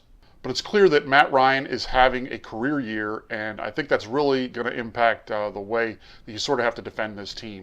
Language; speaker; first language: English; native; English